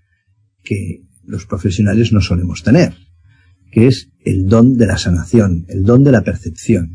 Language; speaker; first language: Spanish; native; Spanish